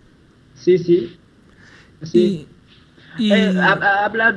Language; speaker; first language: Spanish; non-native, local second language; Ewe